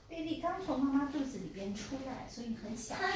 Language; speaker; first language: Chinese; native; Chinese